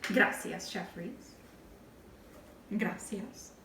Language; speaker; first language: Spanish; non-native, learner; English